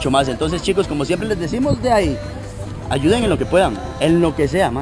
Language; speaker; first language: Spanish; native; Spanish